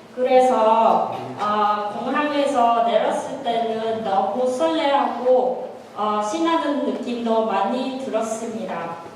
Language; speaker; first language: Korean; non-native, learner; Vietnamese